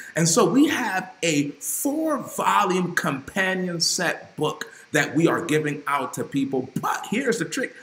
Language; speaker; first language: English; native; English